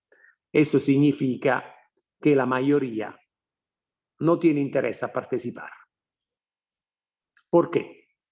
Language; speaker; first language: Spanish; non-native, fluent; Italian